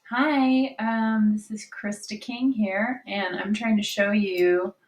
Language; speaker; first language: English; native; English